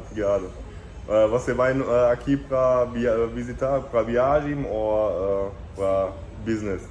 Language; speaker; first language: Portuguese; non-native, learner; German